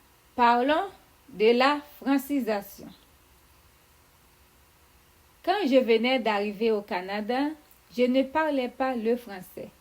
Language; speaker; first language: French; non-native, fluent; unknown